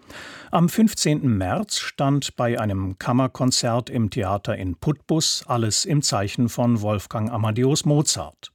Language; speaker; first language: German; native; German